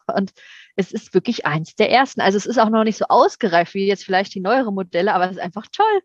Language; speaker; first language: German; native; German